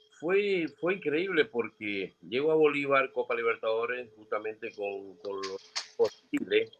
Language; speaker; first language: Spanish; native; Spanish